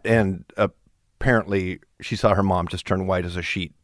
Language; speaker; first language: English; early bilingual, other home language; German